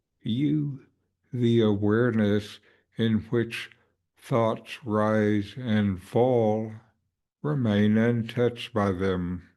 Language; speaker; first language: English; native; English